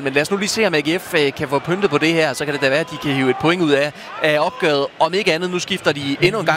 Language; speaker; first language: Danish; native; Danish